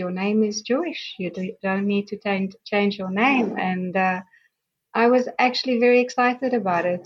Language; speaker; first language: English; non-native, local second language; Afrikaans